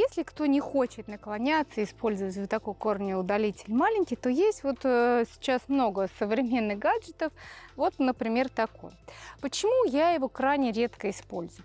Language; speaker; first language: Russian; native; Russian